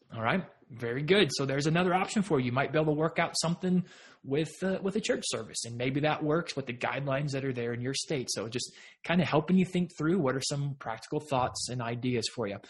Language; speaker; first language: English; native; English